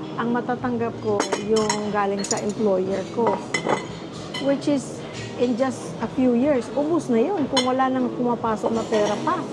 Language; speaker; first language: Filipino; native; Filipino